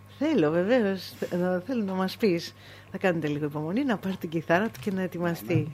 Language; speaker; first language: Greek; native; Greek